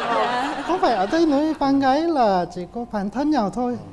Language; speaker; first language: Vietnamese; non-native, fluent; Korean